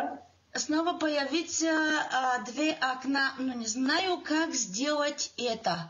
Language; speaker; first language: Russian; non-native, learner; Bulgarian